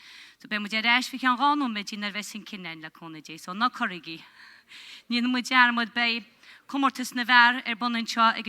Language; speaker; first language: Irish; native; Irish